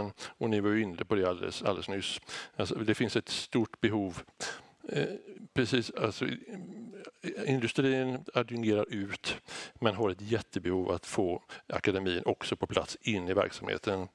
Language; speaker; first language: Swedish; native; Swedish